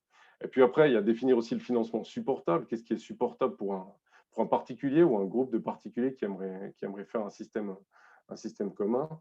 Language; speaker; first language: French; native; French